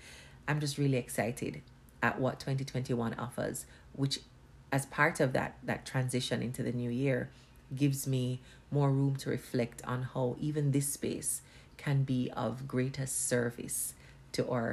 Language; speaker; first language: English; non-native, local second language; Jamaican Creole English